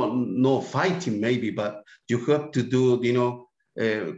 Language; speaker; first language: English; non-native, fluent; Spanish